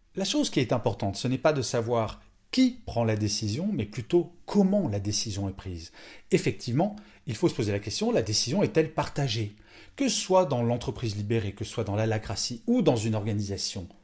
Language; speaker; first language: French; native; French